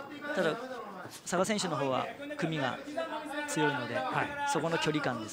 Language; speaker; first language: Japanese; native; Japanese